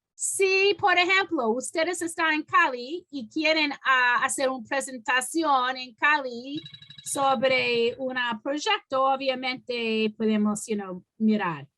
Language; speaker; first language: Spanish; non-native, fluent; English